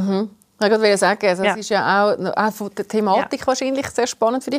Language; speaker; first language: German; native; German